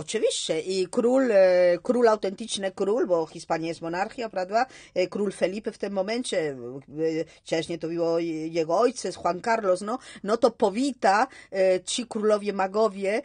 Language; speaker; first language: Polish; non-native, learner; Spanish